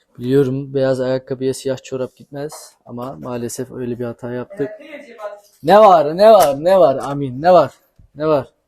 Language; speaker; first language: Turkish; early bilingual, heritage; Turkish